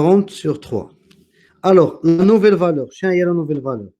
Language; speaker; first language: French; non-native, local second language; Arabic